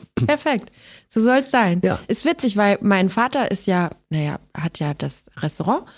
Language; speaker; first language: German; native; German